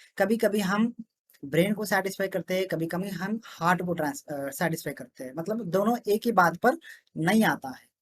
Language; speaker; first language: Hindi; non-native, local second language; Telugu